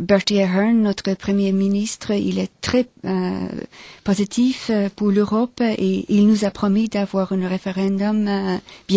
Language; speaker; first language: French; non-native, fluent; English